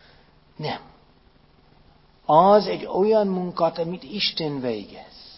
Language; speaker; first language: Hungarian; non-native, fluent; English